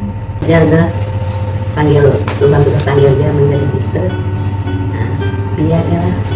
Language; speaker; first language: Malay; non-native, local second language; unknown